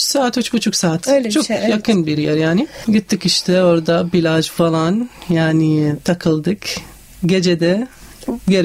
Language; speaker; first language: Turkish; non-native, learner; Arabic